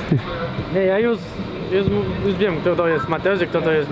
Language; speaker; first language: Polish; non-native, learner; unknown